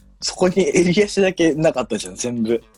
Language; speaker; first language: Japanese; native; Japanese